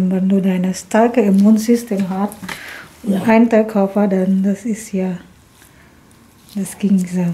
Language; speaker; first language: German; non-native, learner; Filipino